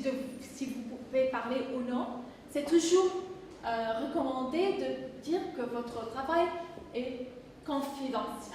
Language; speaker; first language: French; non-native, fluent; English